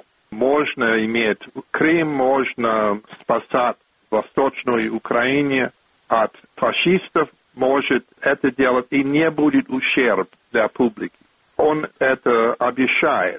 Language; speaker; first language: Russian; non-native, fluent; English